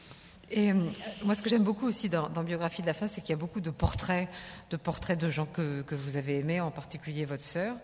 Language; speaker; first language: French; native; French